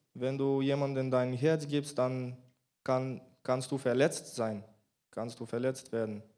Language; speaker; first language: German; non-native, learner; Bulgarian